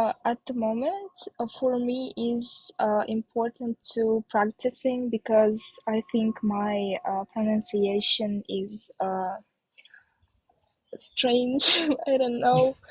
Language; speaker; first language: English; non-native, learner; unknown